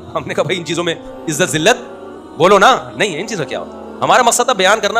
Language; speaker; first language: Urdu; native; Urdu